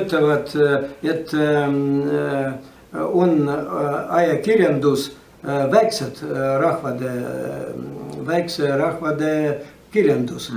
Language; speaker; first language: Estonian; non-native, learner; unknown